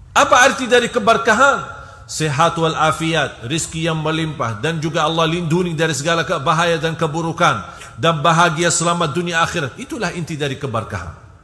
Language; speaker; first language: Malay; non-native, fluent; Arabic